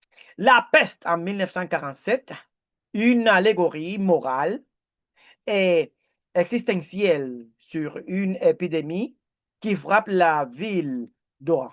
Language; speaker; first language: French; non-native, learner; Spanish